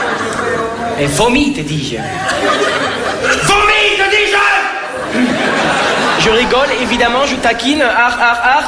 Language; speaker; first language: French; native; French